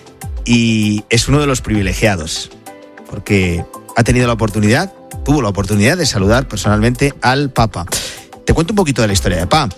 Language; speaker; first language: Spanish; native; Spanish